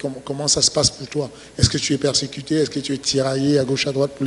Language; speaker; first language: French; native; French